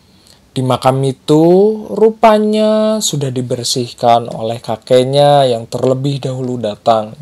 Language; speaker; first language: Indonesian; native; Indonesian